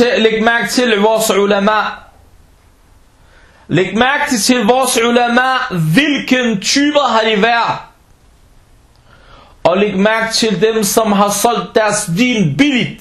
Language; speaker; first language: Danish; early bilingual, other home language; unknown